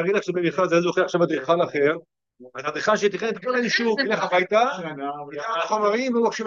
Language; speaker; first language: Hebrew; native; Hebrew